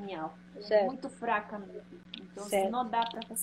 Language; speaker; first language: Portuguese; non-native, learner; Spanish